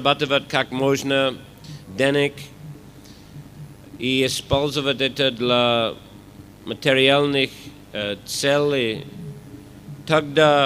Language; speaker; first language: Russian; non-native, fluent; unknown